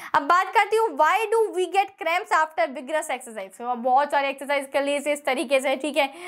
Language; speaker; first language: Hindi; native; Hindi